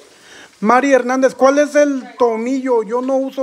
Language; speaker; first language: Spanish; native; Spanish